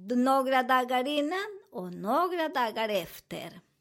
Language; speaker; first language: Swedish; non-native, learner; Spanish